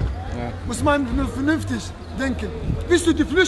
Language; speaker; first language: German; non-native, learner; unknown